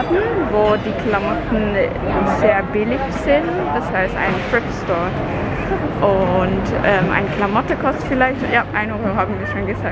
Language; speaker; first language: German; non-native, fluent; Cantonese